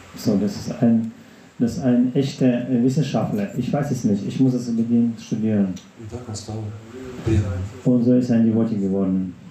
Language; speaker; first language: German; non-native, learner; Russian